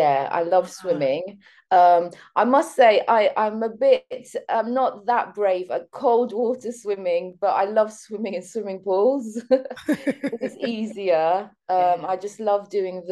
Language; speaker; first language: English; early bilingual, other home language; Seselwa Creole French